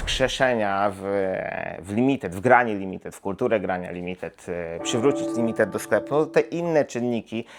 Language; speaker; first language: Polish; native; Polish